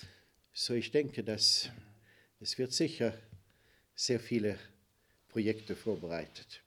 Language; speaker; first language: German; non-native, fluent; Swedish